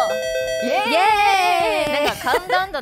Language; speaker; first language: Japanese; non-native, fluent; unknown